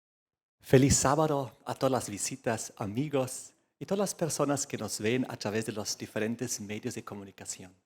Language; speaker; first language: Spanish; native; Spanish